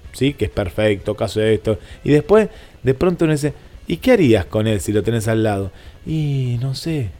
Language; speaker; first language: Spanish; native; Spanish